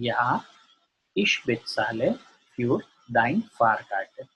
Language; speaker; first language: German; non-native, learner; Gujarati